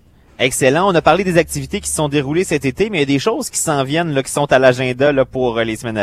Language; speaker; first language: French; native; French